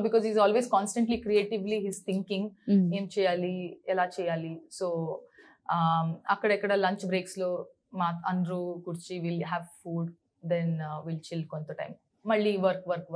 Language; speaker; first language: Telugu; non-native, learner; Kannada